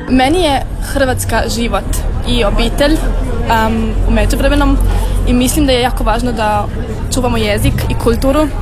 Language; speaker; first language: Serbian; non-native, fluent; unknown